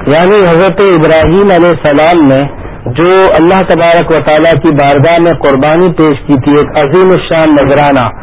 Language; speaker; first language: Urdu; native; Urdu